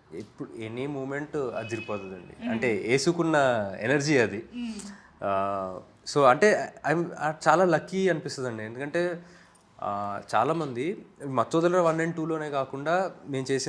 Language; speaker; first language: Telugu; native; Telugu